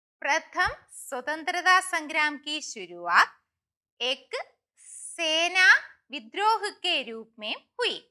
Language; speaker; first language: Hindi; non-native, local second language; Malayalam